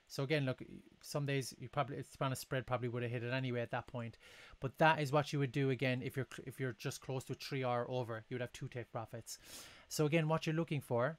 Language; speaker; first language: English; native; English